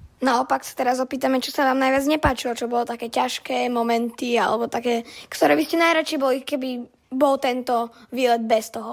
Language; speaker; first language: Slovak; native; Slovak